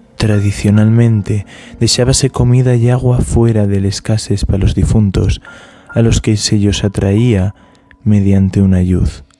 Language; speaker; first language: Asturian; non-native, local second language; Spanish